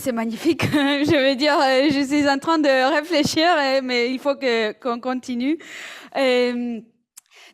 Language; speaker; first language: French; non-native, fluent; Spanish